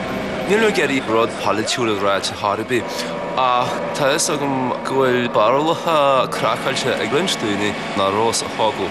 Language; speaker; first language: Irish; non-native, fluent; English